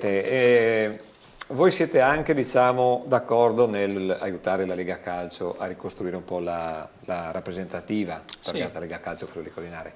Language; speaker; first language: Italian; native; Italian